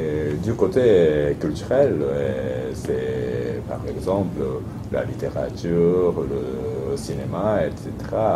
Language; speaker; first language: French; non-native, fluent; Japanese